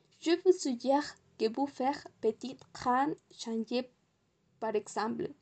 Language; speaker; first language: French; non-native, learner; Spanish